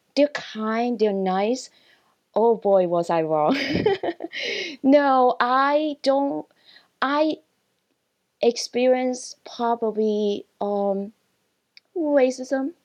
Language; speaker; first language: English; non-native, local second language; Cantonese